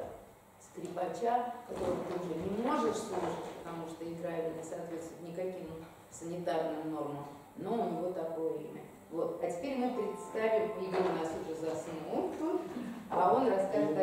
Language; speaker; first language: Russian; native; Russian